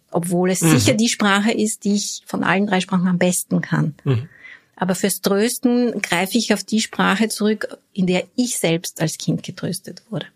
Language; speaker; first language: German; early bilingual, other home language; Bulgarian